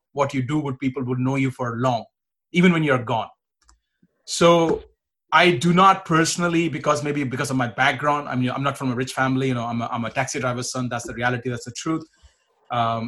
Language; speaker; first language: English; non-native, local second language; Punjabi